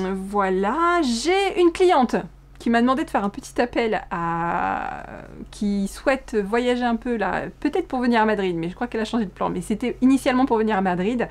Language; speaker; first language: French; native; French